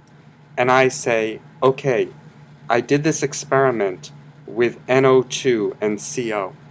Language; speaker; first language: English; native; English